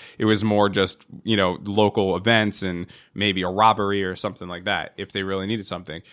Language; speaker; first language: English; native; English